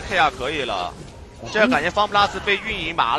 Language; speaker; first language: Chinese; native; Chinese